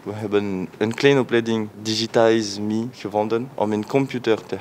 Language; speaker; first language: Dutch; non-native, local second language; French